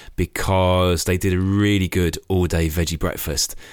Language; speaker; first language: English; native; English